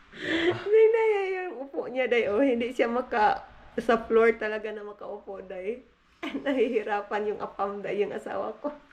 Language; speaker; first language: Filipino; non-native, local second language; Cebuano